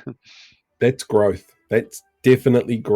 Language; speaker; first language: English; native; English